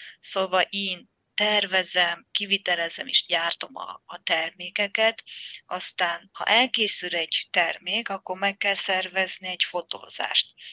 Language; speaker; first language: Hungarian; non-native, fluent; Japanese